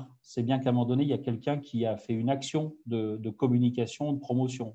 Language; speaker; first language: French; native; French